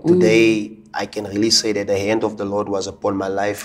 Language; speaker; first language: English; non-native, local second language; Afrikaans